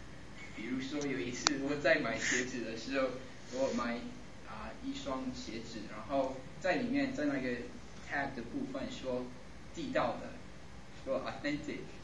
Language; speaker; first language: Chinese; non-native, fluent; English